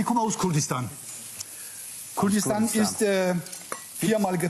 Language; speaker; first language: German; non-native, fluent; Kurdish